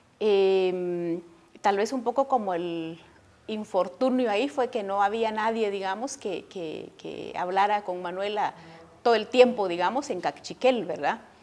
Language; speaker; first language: Spanish; non-native, local second language; Kaqchikel